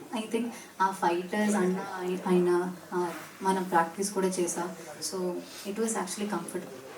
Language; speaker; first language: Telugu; non-native, learner; Malayalam